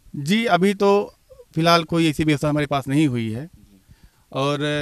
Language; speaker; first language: Hindi; native; Hindi